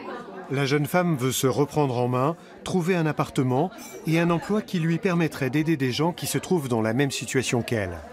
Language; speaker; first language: French; native; French